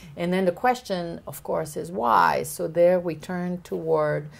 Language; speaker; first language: English; native; English